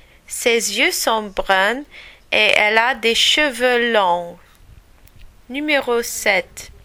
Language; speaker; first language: French; non-native, learner; English